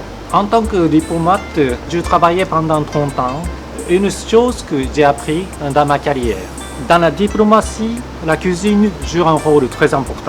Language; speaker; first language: French; non-native, fluent; Japanese